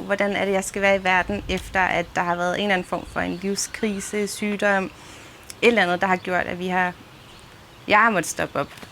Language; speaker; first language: Danish; native; Danish